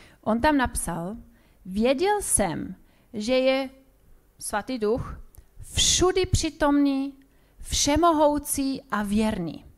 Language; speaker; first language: Czech; non-native, fluent; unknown